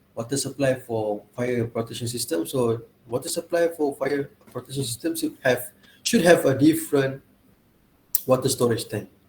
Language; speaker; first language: English; non-native, local second language; Malay